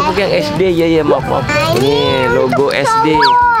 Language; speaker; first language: Indonesian; native; Indonesian